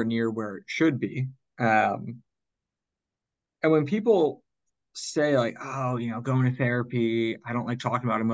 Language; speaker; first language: English; native; English